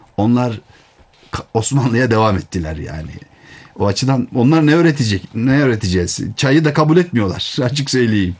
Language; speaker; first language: Turkish; native; Turkish